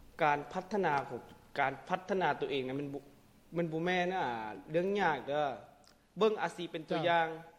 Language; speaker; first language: Lao; non-native, local second language; Hmong